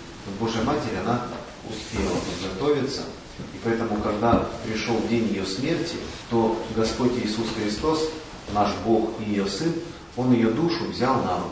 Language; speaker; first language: Russian; native; Russian